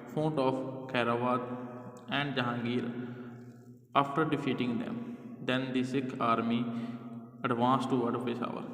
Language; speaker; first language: English; non-native, local second language; Punjabi